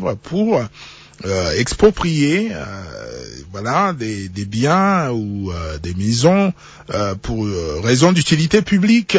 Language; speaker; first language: French; non-native, local second language; Lingala